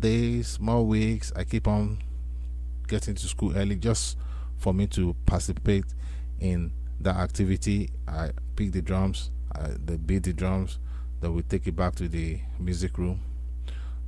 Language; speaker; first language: English; non-native, local second language; Yoruba